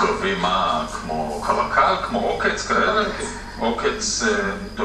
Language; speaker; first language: Hebrew; native; Hebrew